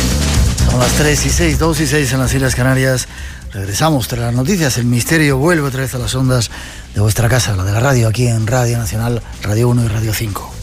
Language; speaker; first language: Spanish; native; Spanish